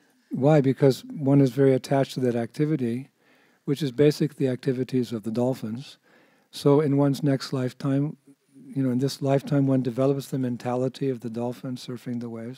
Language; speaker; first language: English; native; English